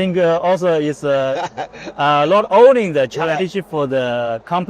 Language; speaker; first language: English; non-native, fluent; Chinese